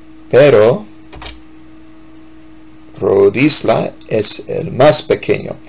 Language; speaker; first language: Spanish; non-native, fluent; English